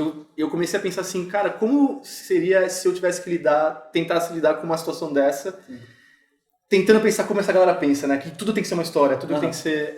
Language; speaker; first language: Portuguese; native; Portuguese